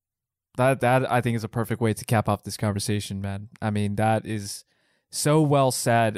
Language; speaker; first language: English; native; English